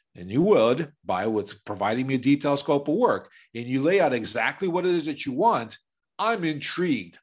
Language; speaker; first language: English; native; English